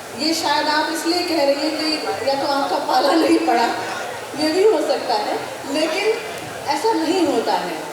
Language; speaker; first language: Hindi; non-native, local second language; Maithili